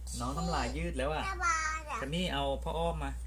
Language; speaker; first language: Thai; native; Thai